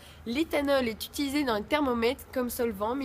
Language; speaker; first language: French; native; French